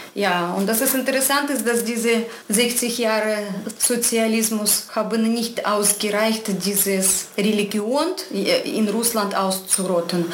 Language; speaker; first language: German; non-native, fluent; Russian